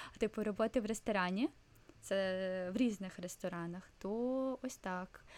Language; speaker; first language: Ukrainian; non-native, local second language; Russian